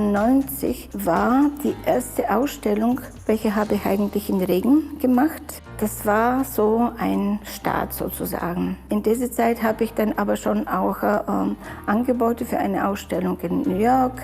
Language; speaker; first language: German; non-native, fluent; Bulgarian